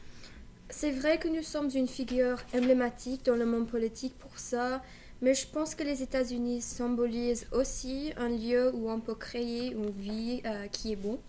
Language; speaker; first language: French; non-native, fluent; English